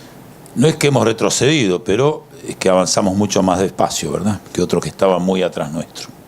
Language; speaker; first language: Spanish; native; Spanish